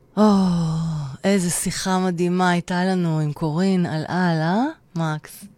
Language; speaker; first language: Hebrew; native; Hebrew